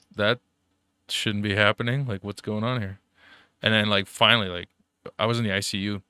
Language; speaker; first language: English; early bilingual, other home language; German